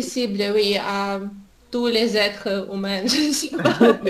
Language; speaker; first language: French; non-native, learner; Russian